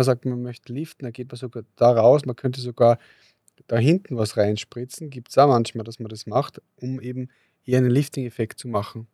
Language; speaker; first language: German; native; German